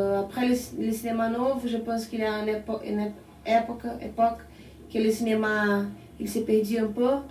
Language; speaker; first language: French; non-native, learner; Portuguese